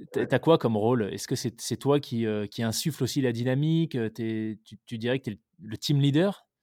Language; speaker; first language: French; native; French